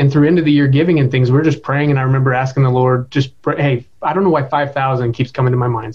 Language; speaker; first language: English; native; English